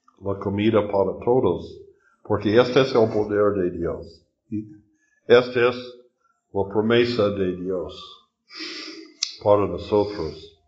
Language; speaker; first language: Spanish; non-native, learner; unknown